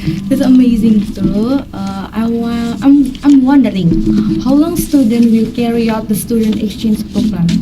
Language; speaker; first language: English; non-native, learner; Indonesian